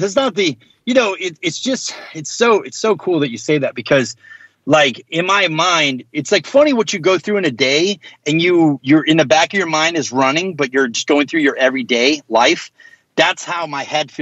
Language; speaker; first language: English; native; English